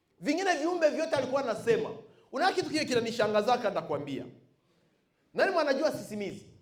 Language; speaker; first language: Swahili; non-native, local second language; Bembe